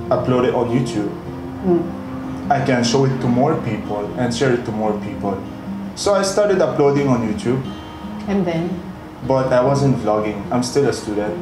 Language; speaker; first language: English; non-native, fluent; Arabic